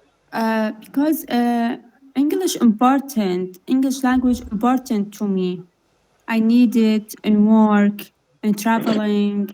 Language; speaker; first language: English; non-native, learner; Arabic